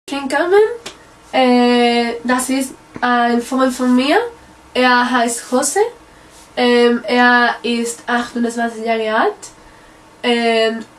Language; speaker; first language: German; non-native, learner; Spanish